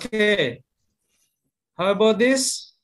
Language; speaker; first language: English; non-native, learner; Indonesian